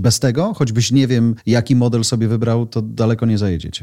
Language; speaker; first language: Polish; native; Polish